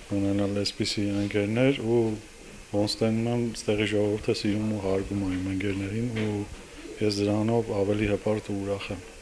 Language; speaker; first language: Armenian; native; Armenian